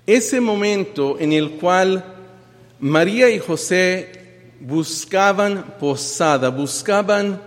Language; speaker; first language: Spanish; early bilingual, heritage; Spanish